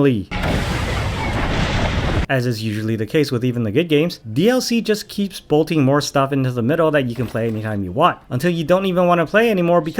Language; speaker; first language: English; native; English